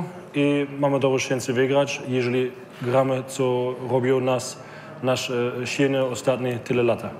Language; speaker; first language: Polish; non-native, learner; German